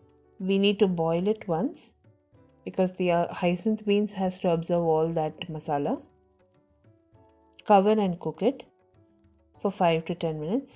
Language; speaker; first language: English; non-native, local second language; Tamil